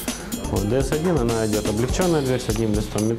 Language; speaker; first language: Russian; native; Russian